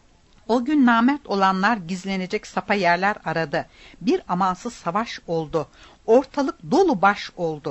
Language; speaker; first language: Turkish; native; Turkish